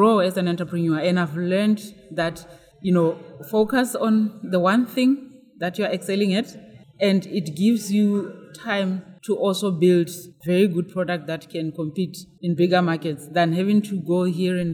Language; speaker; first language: English; non-native, local second language; Tswana